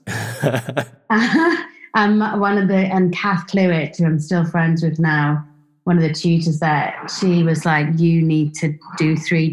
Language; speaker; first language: English; native; English